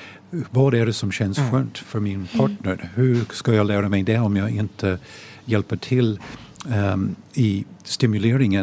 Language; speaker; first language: Swedish; non-native, fluent; English